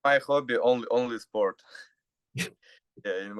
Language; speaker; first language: English; non-native, learner; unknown